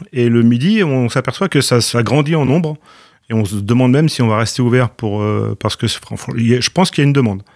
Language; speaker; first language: French; native; French